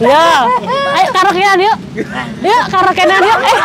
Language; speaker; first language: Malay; non-native, local second language; Javanese